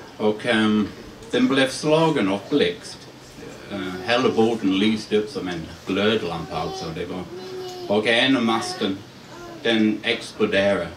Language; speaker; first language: Swedish; non-native, fluent; English